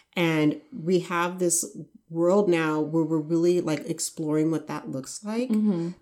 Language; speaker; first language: English; native; English